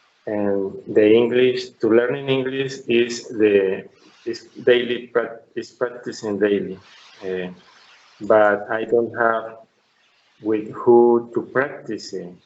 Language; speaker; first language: English; non-native, learner; Spanish